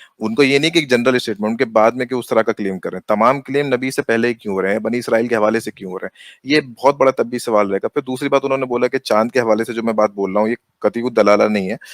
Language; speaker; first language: Urdu; native; Urdu